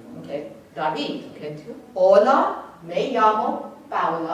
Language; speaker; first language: Spanish; non-native, fluent; English